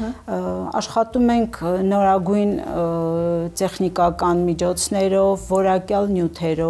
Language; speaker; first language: Armenian; native; Armenian